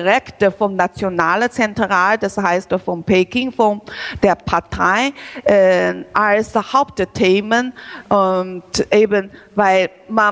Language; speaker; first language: German; non-native, learner; Chinese